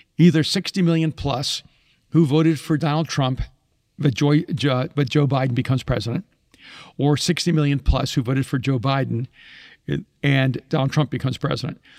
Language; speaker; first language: English; early bilingual, other home language; Spanish